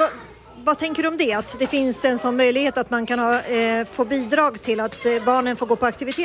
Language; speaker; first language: Swedish; native; Swedish